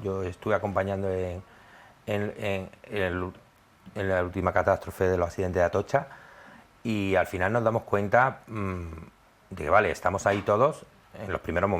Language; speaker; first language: Spanish; native; Spanish